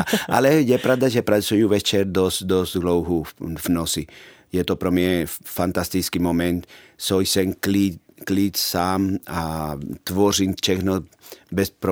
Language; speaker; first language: Czech; non-native, fluent; Spanish